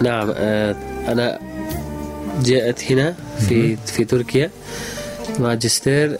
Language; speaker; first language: Arabic; non-native, learner; Urdu